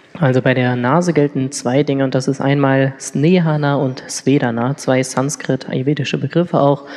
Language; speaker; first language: German; native; German